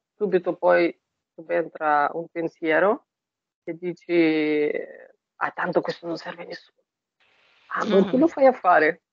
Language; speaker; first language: Italian; non-native, fluent; Russian